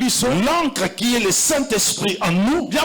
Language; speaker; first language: French; non-native, local second language; Lingala